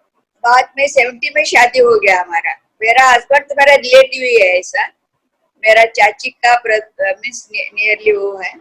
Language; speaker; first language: Hindi; non-native, local second language; Kannada